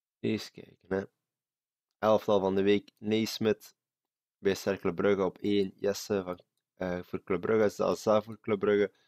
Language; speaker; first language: Dutch; native; Dutch